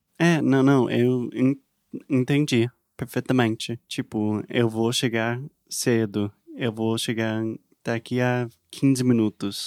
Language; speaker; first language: Portuguese; non-native, learner; English